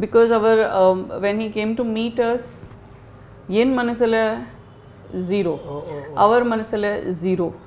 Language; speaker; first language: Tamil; non-native, fluent; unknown